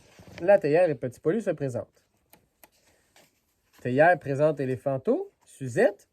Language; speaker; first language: French; native; French